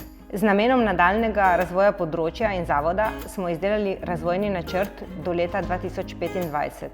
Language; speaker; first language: Slovenian; native; Slovenian